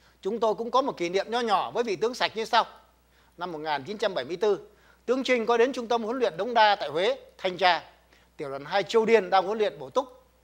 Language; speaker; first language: Vietnamese; native; Vietnamese